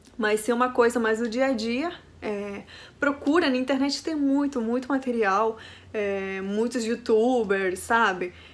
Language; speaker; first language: Portuguese; non-native, fluent; Spanish